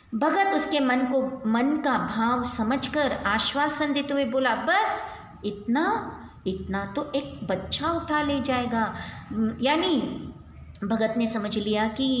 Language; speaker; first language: Hindi; non-native, local second language; Kannada